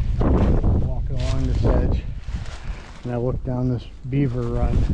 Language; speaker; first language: English; native; English